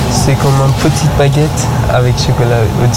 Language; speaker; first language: French; non-native, learner; Persian